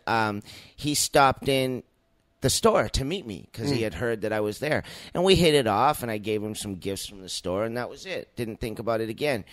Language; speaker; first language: English; native; English